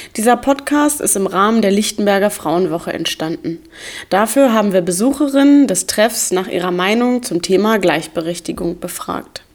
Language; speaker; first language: German; native; German